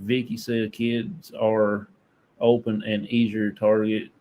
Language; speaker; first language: English; native; English